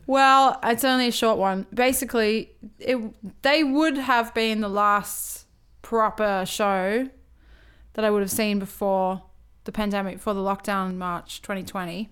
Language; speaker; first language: English; native; English